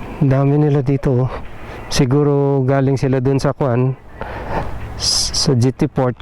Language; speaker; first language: Filipino; non-native, local second language; Aklanon